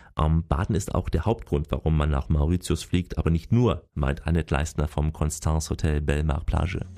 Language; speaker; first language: German; native; German